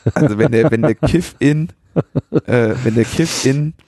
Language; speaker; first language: German; native; German